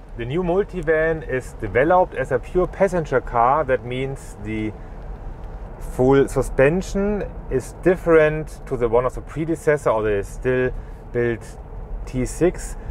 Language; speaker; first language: English; non-native, fluent; German